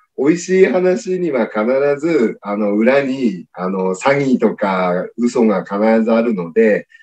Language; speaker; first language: Japanese; native; Japanese